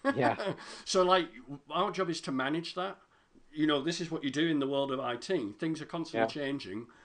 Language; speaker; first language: English; native; English